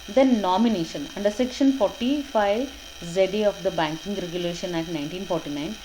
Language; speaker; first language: English; non-native, local second language; Kannada